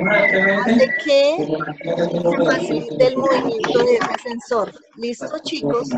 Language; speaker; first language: Spanish; native; Spanish